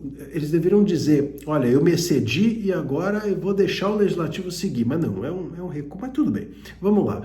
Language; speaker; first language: Portuguese; native; Portuguese